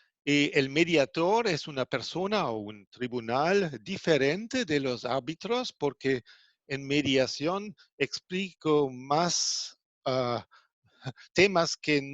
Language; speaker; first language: Spanish; non-native, fluent; German